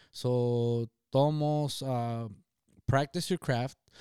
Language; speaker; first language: English; early bilingual, other home language; Spanish